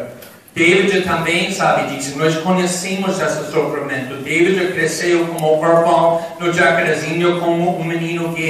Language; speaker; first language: Portuguese; non-native, fluent; English